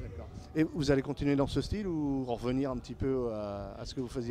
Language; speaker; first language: French; native; French